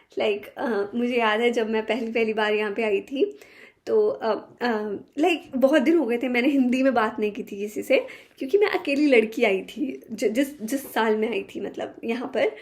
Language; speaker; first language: Hindi; native; Hindi